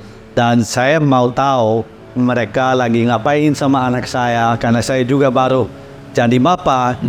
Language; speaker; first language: Indonesian; non-native, learner; Dutch